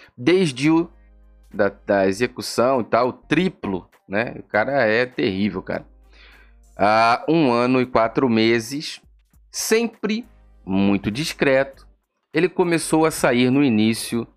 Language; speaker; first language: Portuguese; native; Portuguese